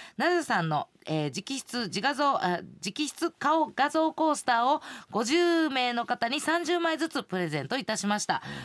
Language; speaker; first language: Japanese; native; Japanese